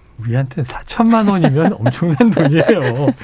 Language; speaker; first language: Korean; native; Korean